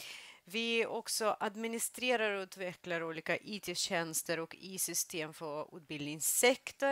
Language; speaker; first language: Swedish; non-native, fluent; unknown